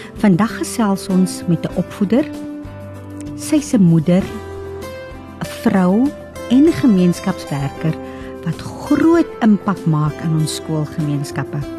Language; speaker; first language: Afrikaans; native; Afrikaans